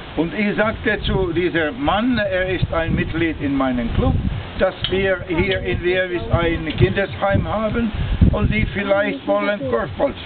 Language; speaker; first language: German; non-native, learner; Finnish